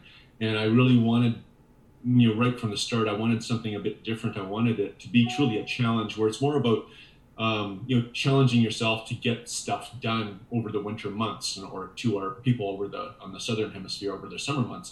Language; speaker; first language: English; native; English